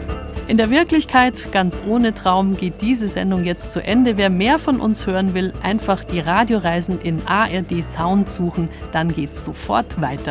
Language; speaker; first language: German; native; German